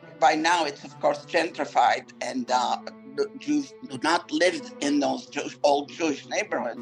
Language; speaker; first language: English; non-native, fluent; Turkish